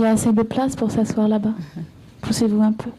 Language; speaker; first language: French; native; French